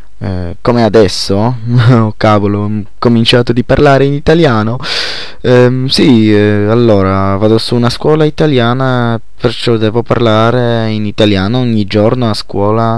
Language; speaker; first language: Italian; non-native, fluent; Polish